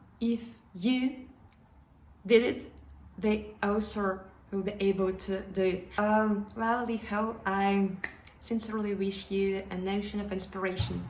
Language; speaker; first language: English; non-native, fluent; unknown